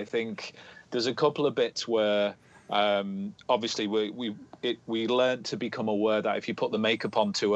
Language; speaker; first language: English; native; English